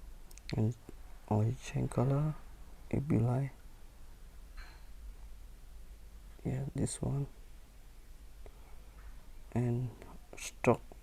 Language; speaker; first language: English; non-native, learner; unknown